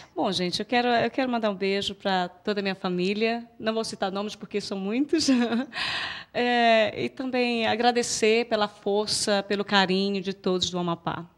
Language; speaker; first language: Portuguese; native; Portuguese